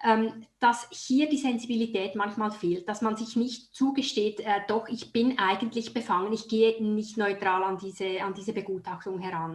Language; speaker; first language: German; native; German